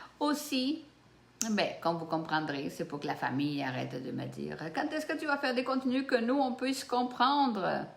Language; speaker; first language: French; early bilingual, other home language; Portuguese